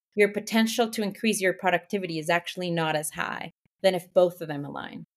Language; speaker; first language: English; non-native, fluent; Spanish